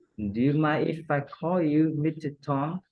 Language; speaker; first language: English; non-native, learner; Vietnamese